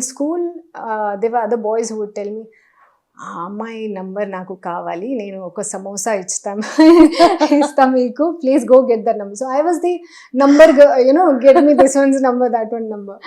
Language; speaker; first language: Telugu; non-native, learner; Hindi